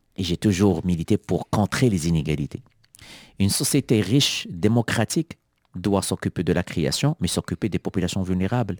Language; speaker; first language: French; non-native, local second language; Arabic